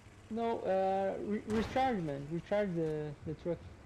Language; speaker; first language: English; non-native, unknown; Portuguese